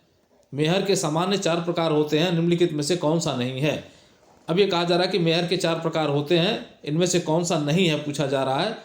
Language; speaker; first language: Hindi; native; Hindi